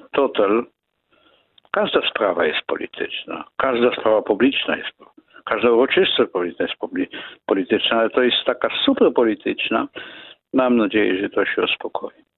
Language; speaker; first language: Polish; non-native, fluent; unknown